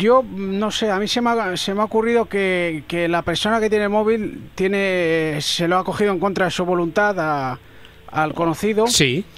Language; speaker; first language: Spanish; native; Spanish